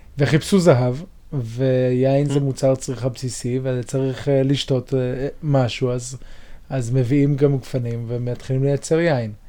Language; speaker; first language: Hebrew; native; Hebrew